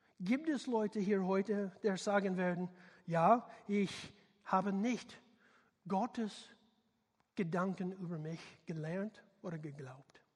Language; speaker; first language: German; non-native, learner; English